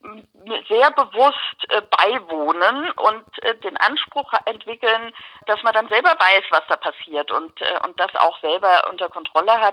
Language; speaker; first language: German; native; German